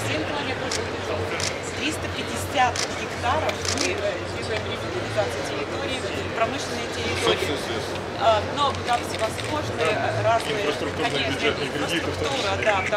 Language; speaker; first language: Russian; native; Russian